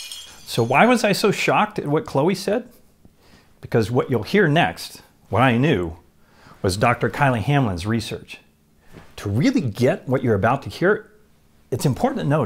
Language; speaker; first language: English; native; English